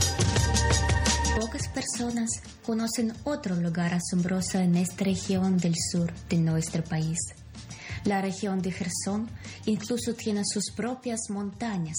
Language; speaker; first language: Spanish; non-native, fluent; Ukrainian